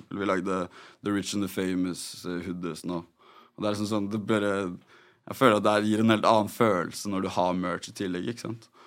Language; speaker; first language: Norwegian; native; Norwegian